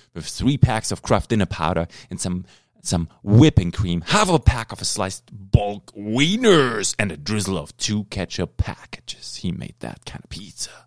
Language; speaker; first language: English; non-native, fluent; German